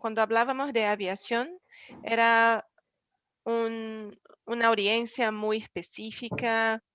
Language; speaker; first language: Spanish; non-native, fluent; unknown